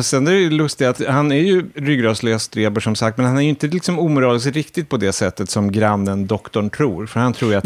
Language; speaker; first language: Swedish; native; Swedish